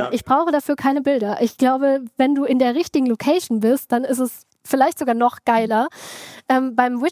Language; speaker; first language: German; native; German